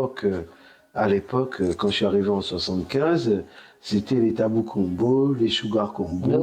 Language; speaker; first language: French; native; French